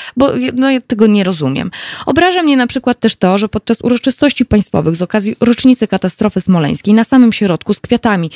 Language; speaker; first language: Polish; native; Polish